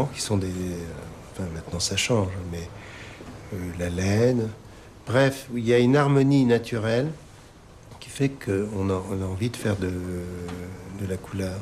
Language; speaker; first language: French; non-native, local second language; Arabic